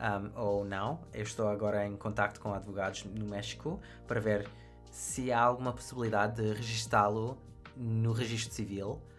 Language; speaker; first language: Portuguese; non-native, fluent; English